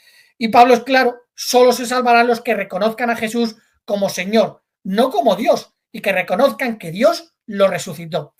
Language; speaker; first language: Spanish; native; Spanish